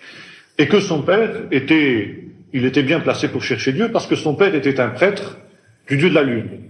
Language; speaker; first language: French; native; French